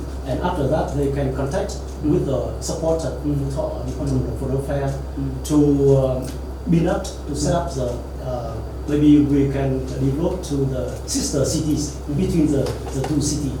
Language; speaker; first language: English; non-native, learner; Vietnamese